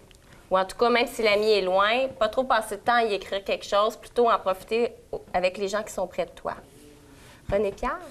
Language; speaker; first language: French; native; French